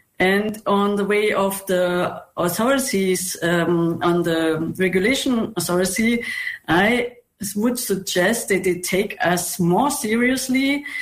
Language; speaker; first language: English; non-native, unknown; German